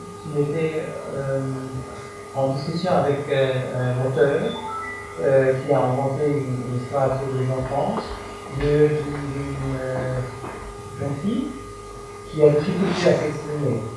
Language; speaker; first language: French; non-native, fluent; German